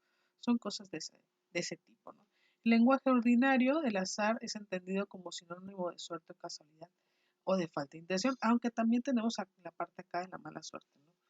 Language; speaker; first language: Spanish; native; Spanish